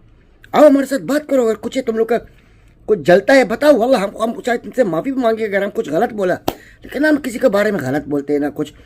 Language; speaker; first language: Hindi; non-native, learner; Arabic